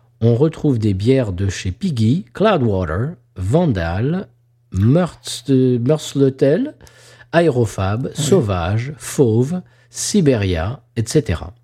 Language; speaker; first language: French; native; French